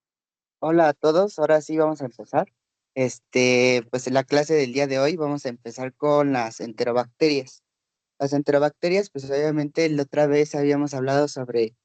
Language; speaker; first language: Spanish; native; Spanish